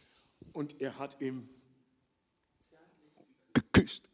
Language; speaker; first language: German; non-native, learner; Dutch